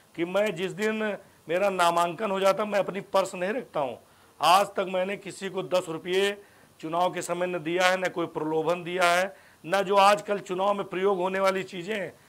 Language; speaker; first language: Hindi; native; Hindi